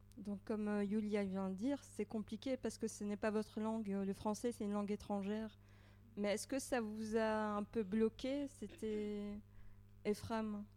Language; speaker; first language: French; native; French